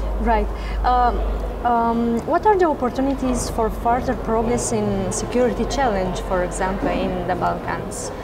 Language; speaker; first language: English; non-native, learner; Romanian